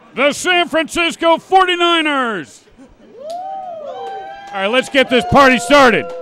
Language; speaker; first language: English; native; English